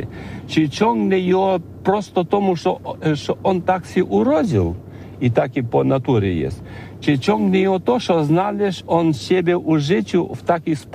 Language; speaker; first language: Polish; non-native, learner; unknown